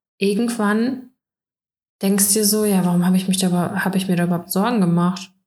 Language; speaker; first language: German; early bilingual, other home language; Russian